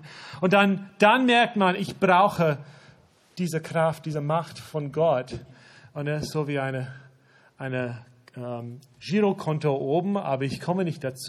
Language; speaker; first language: German; non-native, fluent; English